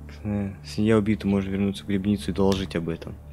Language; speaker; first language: Russian; native; Russian